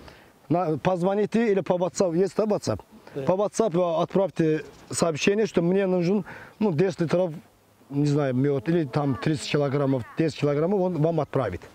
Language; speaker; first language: Russian; non-native, learner; Azerbaijani